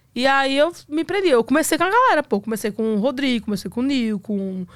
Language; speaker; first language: Portuguese; native; Portuguese